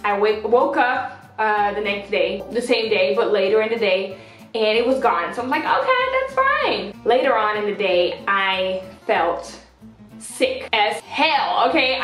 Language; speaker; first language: English; non-native, fluent; Dutch